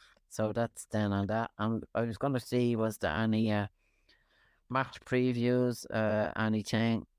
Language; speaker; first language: English; native; English